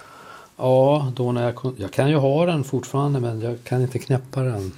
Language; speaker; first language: Swedish; native; Swedish